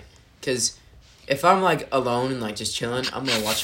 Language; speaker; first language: English; native; English